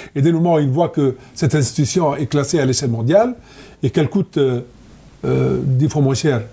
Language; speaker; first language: French; non-native, local second language; Arabic